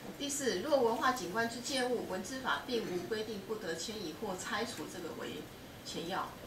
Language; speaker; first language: Chinese; native; Chinese